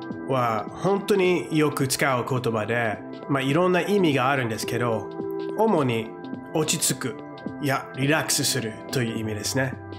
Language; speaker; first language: Japanese; non-native, fluent; English